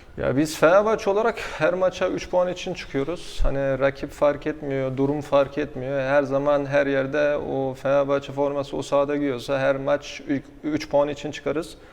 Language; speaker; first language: Turkish; early bilingual, heritage; Turkish